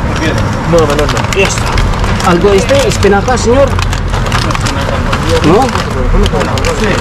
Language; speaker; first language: Spanish; non-native, learner; Filipino